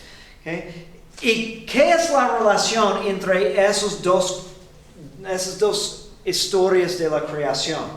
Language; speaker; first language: Spanish; non-native, fluent; English